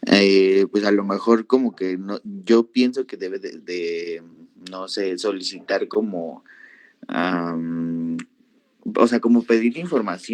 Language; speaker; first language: Spanish; native; Spanish